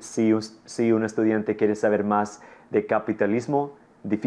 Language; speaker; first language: Spanish; non-native, fluent; English